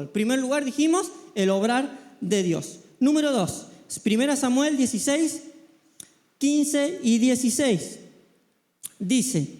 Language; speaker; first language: Spanish; native; Spanish